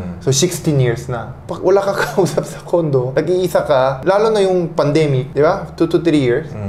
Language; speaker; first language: Filipino; non-native, fluent; Korean